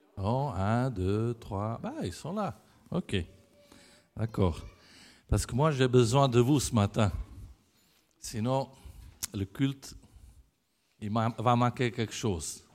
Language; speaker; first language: French; non-native, fluent; Italian